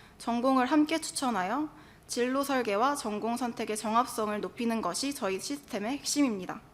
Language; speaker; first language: Korean; native; Korean